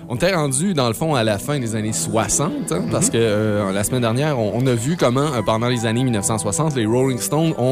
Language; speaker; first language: French; native; French